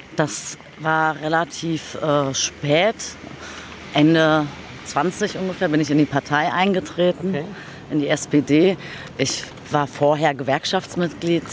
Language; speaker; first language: German; early bilingual, other home language; Turkish